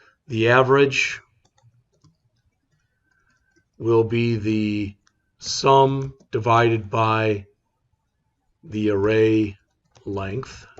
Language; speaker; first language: English; native; English